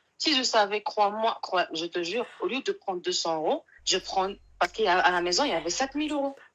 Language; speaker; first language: French; non-native, local second language; Arabic